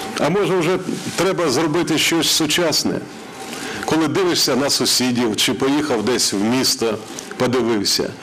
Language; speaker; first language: Ukrainian; non-native, local second language; Russian